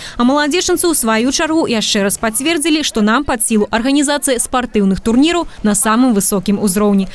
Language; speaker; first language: Belarusian; native; Belarusian